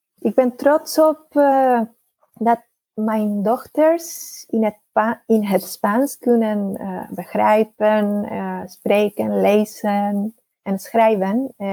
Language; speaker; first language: Dutch; non-native, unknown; Spanish